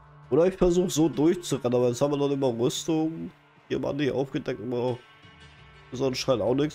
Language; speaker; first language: German; native; German